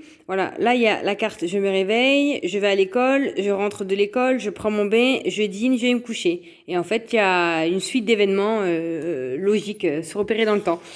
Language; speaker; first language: French; native; French